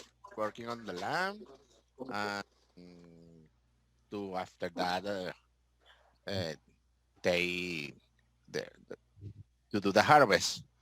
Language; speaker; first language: English; non-native, learner; Spanish